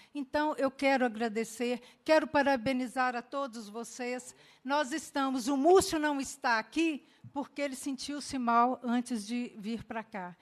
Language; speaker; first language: Portuguese; native; Portuguese